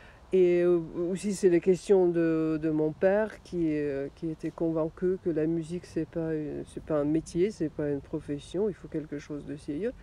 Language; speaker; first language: French; non-native, fluent; Russian